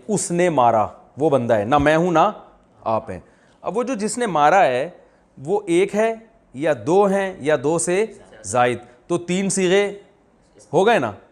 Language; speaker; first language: Urdu; native; Urdu